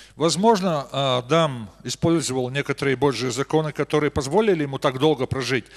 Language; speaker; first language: Russian; native; Russian